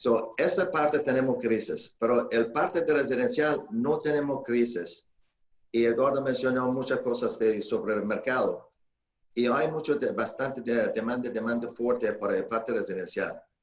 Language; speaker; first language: Spanish; non-native, fluent; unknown